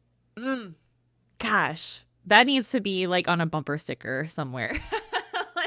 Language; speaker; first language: English; native; English